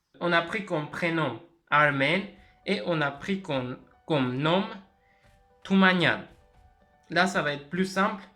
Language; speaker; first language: French; native; French